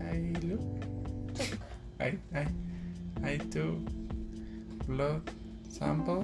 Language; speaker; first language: English; non-native, learner; Spanish